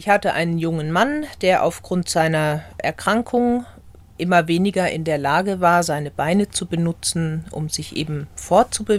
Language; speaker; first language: German; native; German